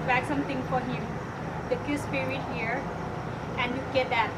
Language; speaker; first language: English; non-native, learner; Thai